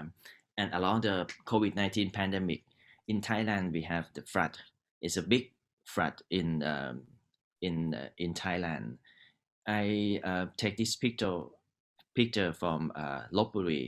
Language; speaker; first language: English; non-native, learner; Thai